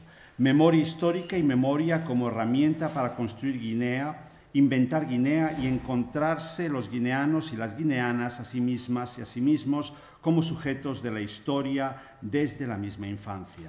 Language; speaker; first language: Spanish; native; Spanish